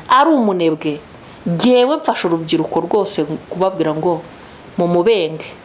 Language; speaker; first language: Kinyarwanda; native; Kinyarwanda